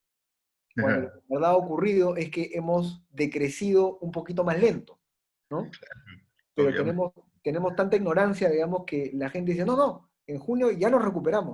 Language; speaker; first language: Spanish; native; Spanish